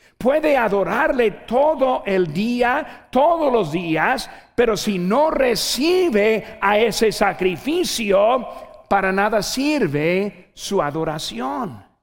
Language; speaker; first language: Spanish; non-native, fluent; English